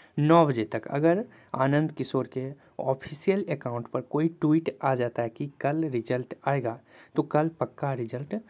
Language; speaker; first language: Hindi; native; Hindi